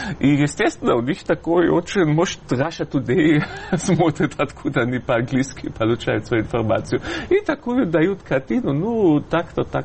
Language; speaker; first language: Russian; non-native, fluent; German